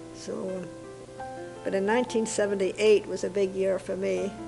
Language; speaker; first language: English; native; English